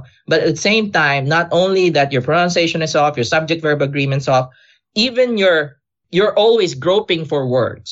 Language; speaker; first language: English; non-native, local second language; Filipino